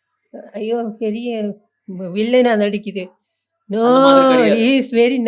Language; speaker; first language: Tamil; non-native, learner; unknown